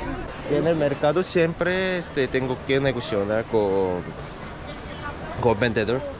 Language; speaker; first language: Spanish; non-native, learner; Korean